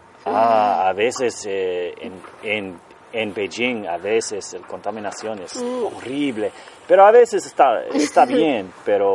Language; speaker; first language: Spanish; non-native, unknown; English